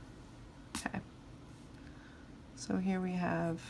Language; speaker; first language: English; native; English